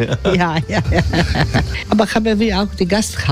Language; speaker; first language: German; non-native, learner; Croatian